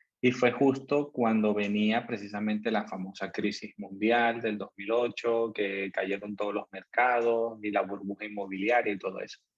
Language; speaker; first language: Spanish; native; Spanish